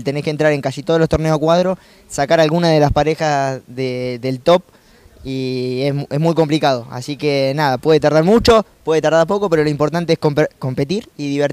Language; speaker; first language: Spanish; native; Spanish